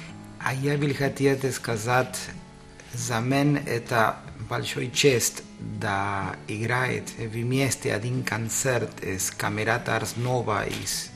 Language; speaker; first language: Russian; non-native, learner; Spanish